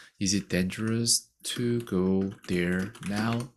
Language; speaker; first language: English; non-native, fluent; Korean